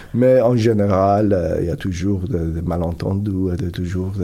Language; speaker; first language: French; non-native, fluent; Persian